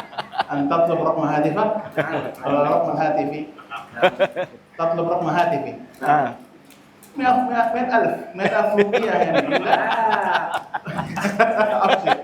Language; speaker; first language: Arabic; non-native, fluent; Indonesian